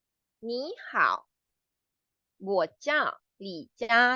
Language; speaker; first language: Chinese; non-native, fluent; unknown